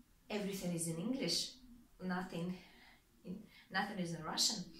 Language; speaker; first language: English; non-native, fluent; Russian